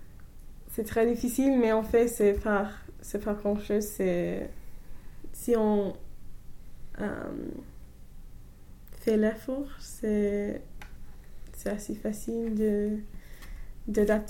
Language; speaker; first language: French; non-native, fluent; English